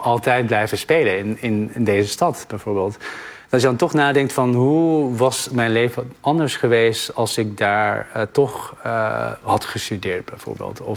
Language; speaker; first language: Dutch; native; Dutch